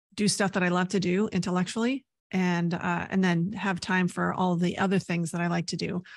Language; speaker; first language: English; native; English